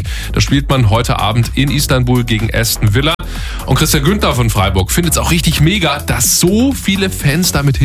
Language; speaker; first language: German; native; German